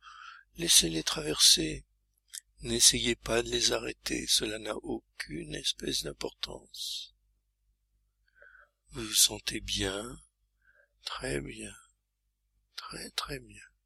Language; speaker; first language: French; native; French